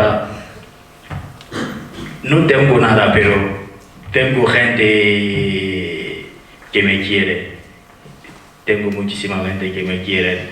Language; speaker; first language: Spanish; non-native, fluent; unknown